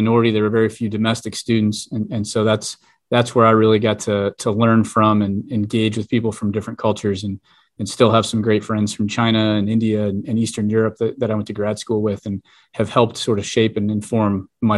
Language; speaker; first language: English; native; English